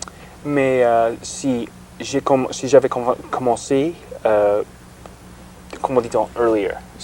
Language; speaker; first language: French; non-native, learner; English